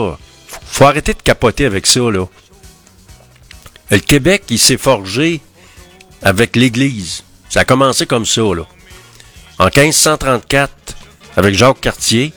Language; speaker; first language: French; native; French